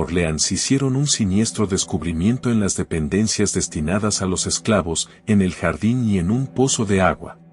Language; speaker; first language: Spanish; native; Spanish